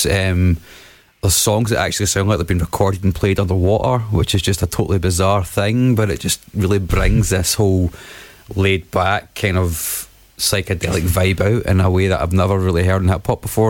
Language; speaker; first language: English; native; English